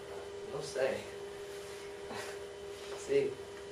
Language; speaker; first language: Spanish; non-native, learner; English